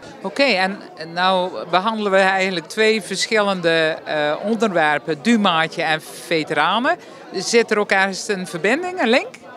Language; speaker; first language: Dutch; native; Dutch